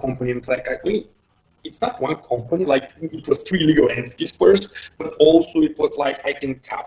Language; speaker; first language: English; non-native, fluent; Bulgarian